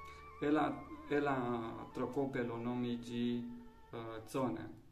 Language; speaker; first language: Portuguese; non-native, fluent; Romanian